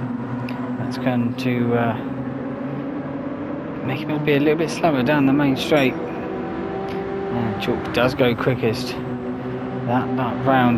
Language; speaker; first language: English; native; English